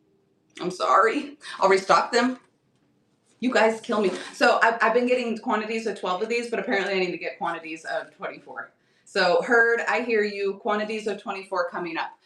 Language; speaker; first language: English; native; English